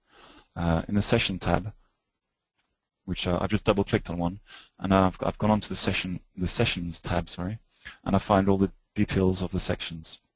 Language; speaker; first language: English; native; English